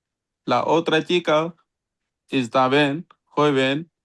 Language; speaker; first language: Spanish; non-native, learner; Urdu